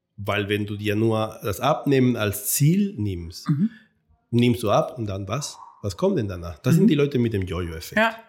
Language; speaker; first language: German; non-native, fluent; Spanish